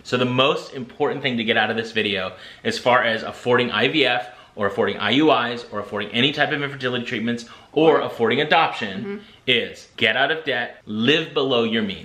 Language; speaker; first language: English; native; English